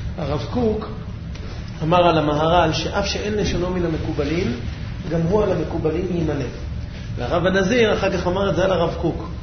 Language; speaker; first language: Hebrew; native; Hebrew